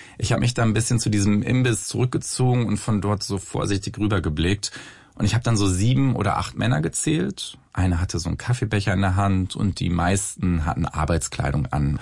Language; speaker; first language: German; native; German